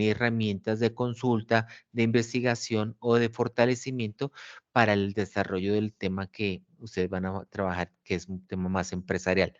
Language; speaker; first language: Spanish; native; Spanish